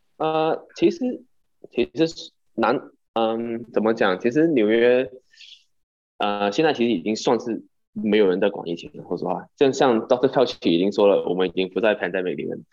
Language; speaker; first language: Chinese; non-native, local second language; Cantonese